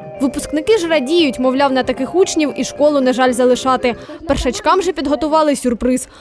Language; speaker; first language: Ukrainian; native; Ukrainian